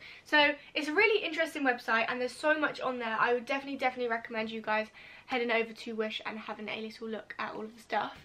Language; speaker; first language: English; native; English